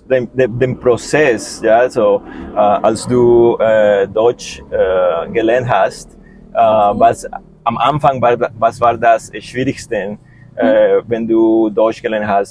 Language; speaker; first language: German; non-native, learner; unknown